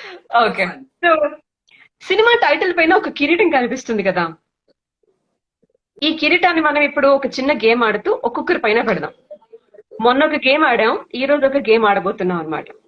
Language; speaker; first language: Telugu; native; Telugu